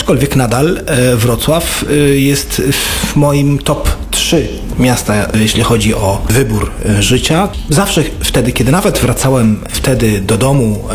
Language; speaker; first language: Polish; non-native, fluent; Arabic